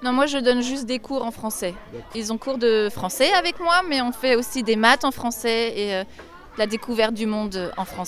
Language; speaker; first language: French; native; French